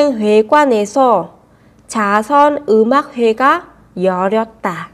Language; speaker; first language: Korean; non-native, fluent; Vietnamese